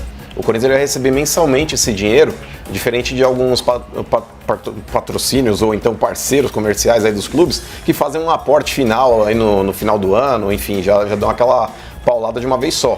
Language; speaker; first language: Portuguese; native; Portuguese